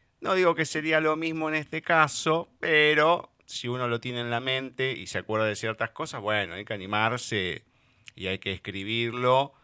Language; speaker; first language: Spanish; native; Spanish